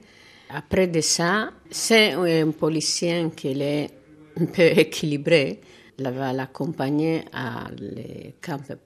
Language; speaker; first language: French; non-native, learner; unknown